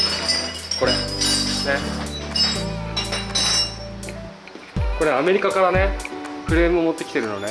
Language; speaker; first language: Japanese; native; Japanese